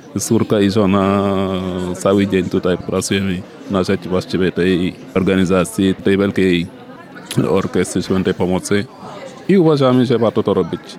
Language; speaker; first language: Polish; non-native, fluent; Wolof